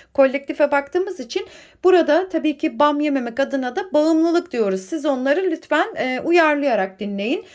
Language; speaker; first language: Turkish; native; Turkish